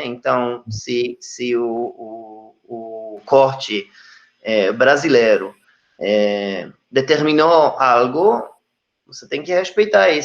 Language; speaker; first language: Portuguese; non-native, fluent; Hebrew